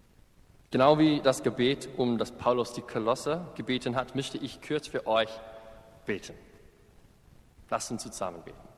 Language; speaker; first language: German; non-native, fluent; English